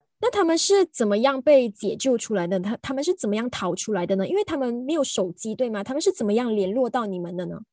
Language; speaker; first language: Chinese; native; Chinese